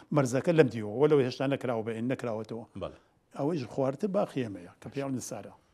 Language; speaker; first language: Central Kurdish; non-native, local second language; Gurani